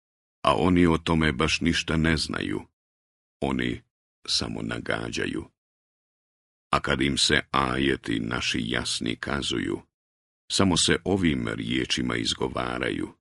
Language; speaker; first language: Croatian; native; Croatian